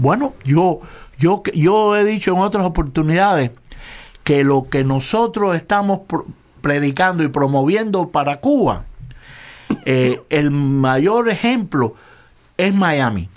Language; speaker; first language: Spanish; native; Spanish